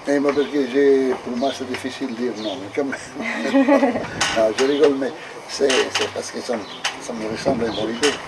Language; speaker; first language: French; non-native, fluent; Italian